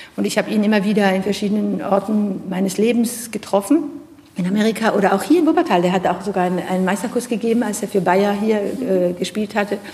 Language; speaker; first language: German; non-native, fluent; French